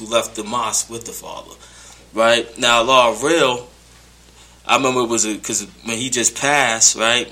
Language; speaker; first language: English; native; English